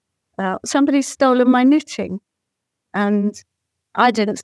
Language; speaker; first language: English; native; English